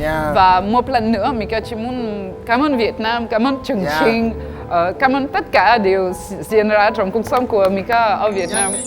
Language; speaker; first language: Vietnamese; non-native, fluent; French